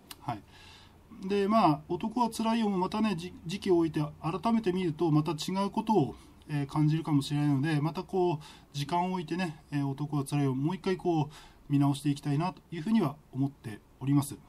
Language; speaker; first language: Japanese; native; Japanese